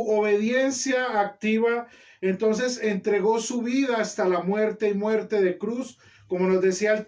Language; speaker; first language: Spanish; native; Spanish